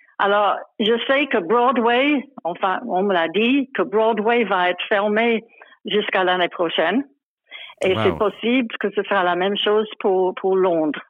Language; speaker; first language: French; non-native, fluent; English